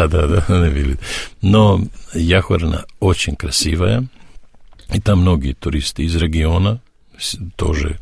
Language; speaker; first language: Russian; non-native, learner; Serbian